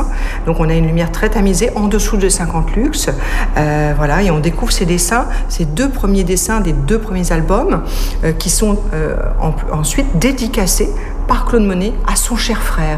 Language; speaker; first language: French; native; French